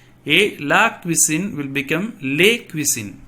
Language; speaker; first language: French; non-native, fluent; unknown